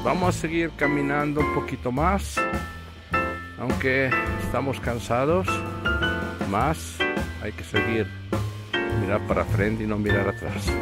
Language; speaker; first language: Spanish; non-native, fluent; Portuguese